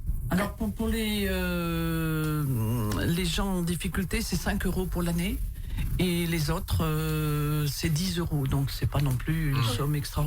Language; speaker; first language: French; native; French